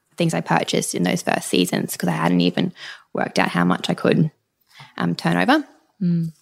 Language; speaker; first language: English; native; English